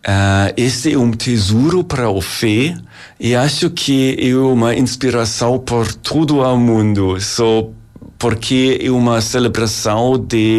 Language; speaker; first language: Portuguese; non-native, learner; German